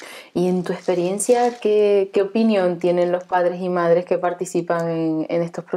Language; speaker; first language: Spanish; native; Spanish